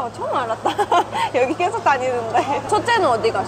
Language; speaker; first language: Korean; non-native, fluent; Japanese